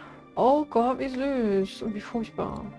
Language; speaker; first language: German; native; German